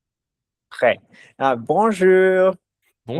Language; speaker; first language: French; non-native, learner; Spanish